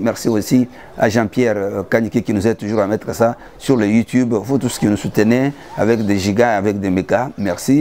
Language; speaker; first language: French; non-native, local second language; Luba-Lulua